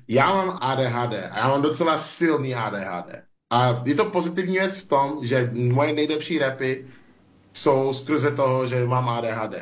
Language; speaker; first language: Czech; non-native, fluent; English